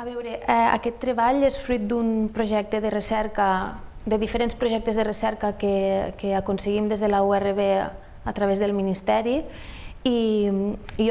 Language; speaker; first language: Catalan; native; Catalan